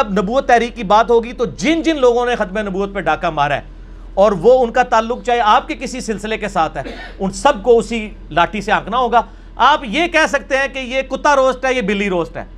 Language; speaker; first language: Urdu; non-native, local second language; Punjabi